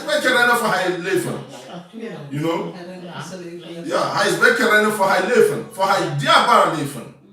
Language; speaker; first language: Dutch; non-native, learner; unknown